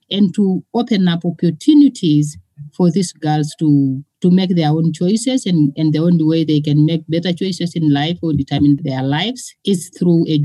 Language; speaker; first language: English; non-native, local second language; Masai